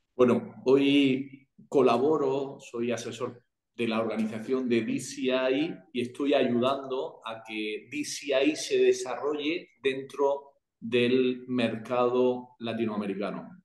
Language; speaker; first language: Spanish; native; Spanish